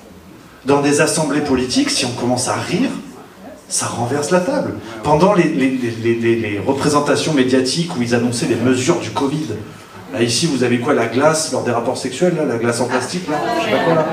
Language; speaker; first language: French; native; French